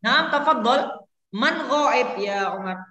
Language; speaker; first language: Arabic; non-native, learner; Indonesian